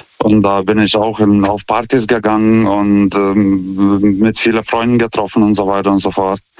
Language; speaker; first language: German; non-native, fluent; Lithuanian